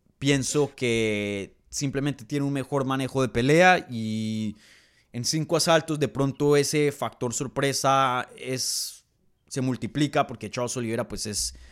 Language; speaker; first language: Spanish; native; Spanish